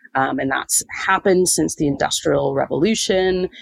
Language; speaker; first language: English; native; English